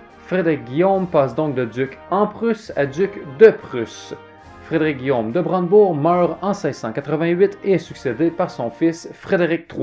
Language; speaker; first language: French; native; French